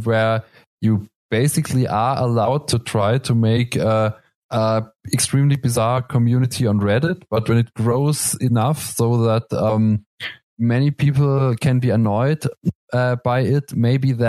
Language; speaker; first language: English; non-native, fluent; German